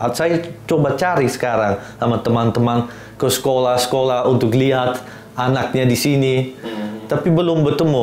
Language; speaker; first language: Indonesian; non-native, learner; Dutch